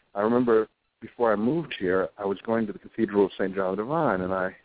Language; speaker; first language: English; native; English